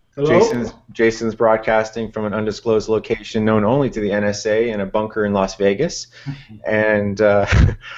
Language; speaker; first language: English; native; English